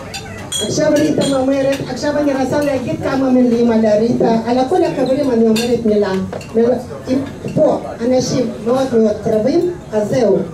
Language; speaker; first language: Hebrew; non-native, fluent; Russian